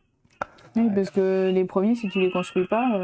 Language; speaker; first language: French; native; French